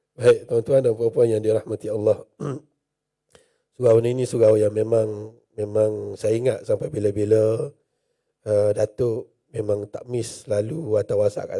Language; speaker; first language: Malay; native; Malay